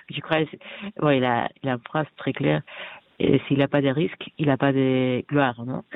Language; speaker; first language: French; non-native, fluent; Spanish